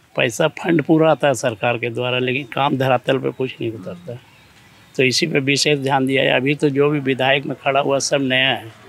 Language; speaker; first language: Hindi; native; Hindi